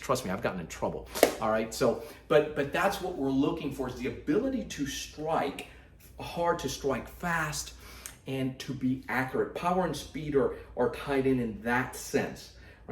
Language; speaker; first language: English; native; English